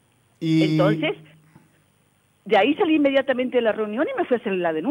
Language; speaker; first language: Spanish; native; Spanish